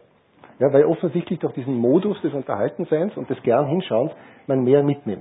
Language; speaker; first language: German; native; German